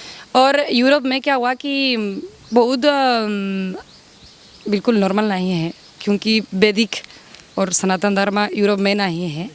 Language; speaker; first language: Hindi; non-native, learner; Spanish